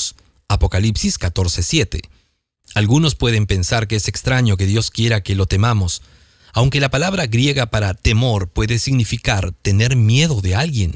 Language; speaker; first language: Spanish; native; Spanish